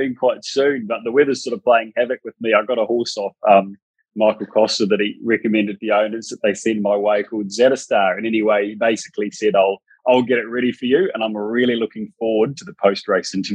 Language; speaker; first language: English; native; English